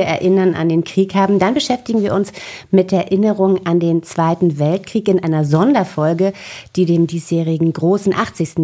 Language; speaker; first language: German; native; German